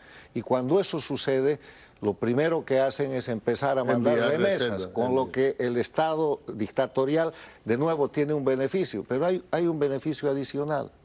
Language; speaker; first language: Spanish; native; Spanish